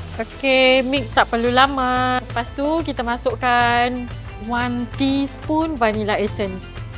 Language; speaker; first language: Malay; native; Malay